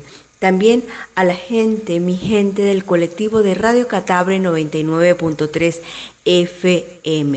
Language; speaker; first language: Spanish; native; Spanish